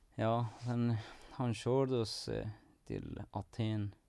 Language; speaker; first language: Swedish; non-native, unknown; Persian